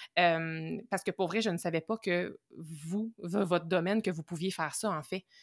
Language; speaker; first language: French; native; French